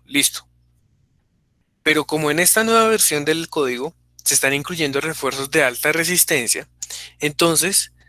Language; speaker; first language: Spanish; native; Spanish